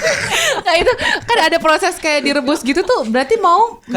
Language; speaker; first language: Indonesian; native; Indonesian